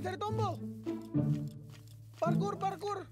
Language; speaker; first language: Indonesian; native; Indonesian